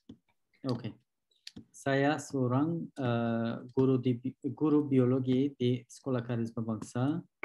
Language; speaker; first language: Indonesian; non-native, learner; Turkish